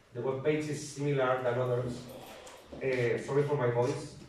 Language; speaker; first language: English; non-native, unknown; Spanish